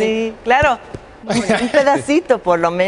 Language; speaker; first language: Spanish; non-native, fluent; English